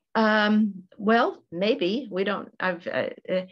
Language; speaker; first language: English; native; English